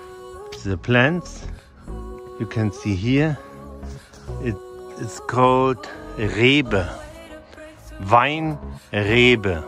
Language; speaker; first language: English; non-native, learner; German